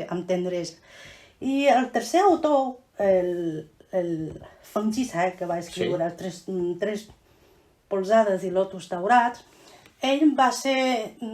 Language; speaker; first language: Catalan; non-native, fluent; Chinese